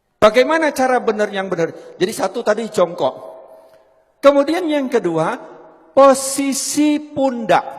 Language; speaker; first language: Indonesian; non-native, local second language; Javanese